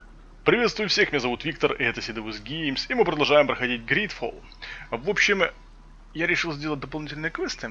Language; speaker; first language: Russian; native; Russian